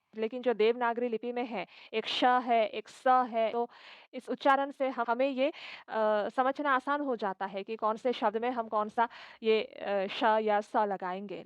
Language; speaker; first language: Hindi; non-native, local second language; Assamese